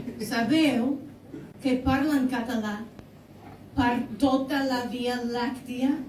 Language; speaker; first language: Catalan; non-native, fluent; English